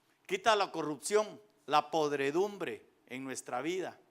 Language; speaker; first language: Spanish; native; Spanish